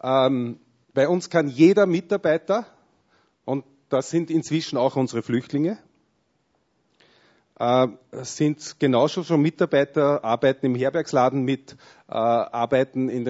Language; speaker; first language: German; native; German